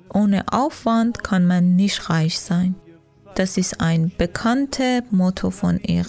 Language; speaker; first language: German; non-native, learner; Persian